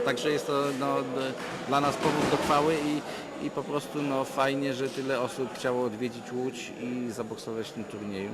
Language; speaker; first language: Polish; native; Polish